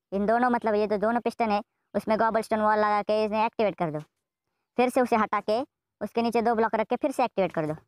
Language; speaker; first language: Hindi; native; Hindi